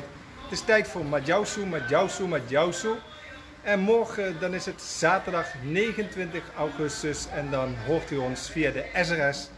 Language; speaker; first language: Dutch; native; Dutch